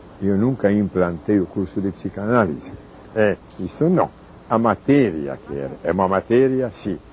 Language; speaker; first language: Portuguese; non-native, fluent; Hungarian